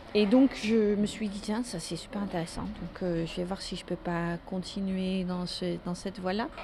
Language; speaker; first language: French; non-native, fluent; Dutch